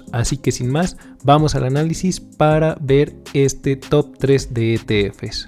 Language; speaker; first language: Spanish; native; Spanish